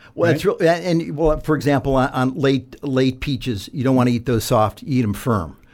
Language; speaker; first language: English; native; English